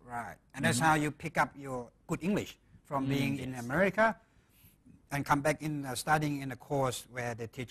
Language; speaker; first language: English; non-native, fluent; Thai